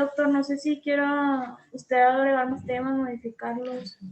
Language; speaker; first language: Spanish; native; Spanish